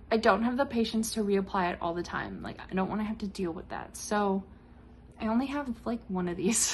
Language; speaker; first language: English; native; English